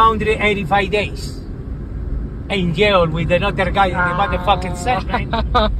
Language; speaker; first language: English; non-native, learner; Spanish